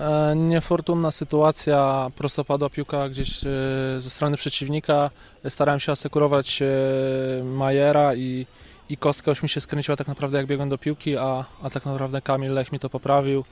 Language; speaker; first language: Polish; native; Polish